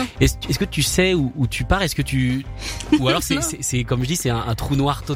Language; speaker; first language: French; native; French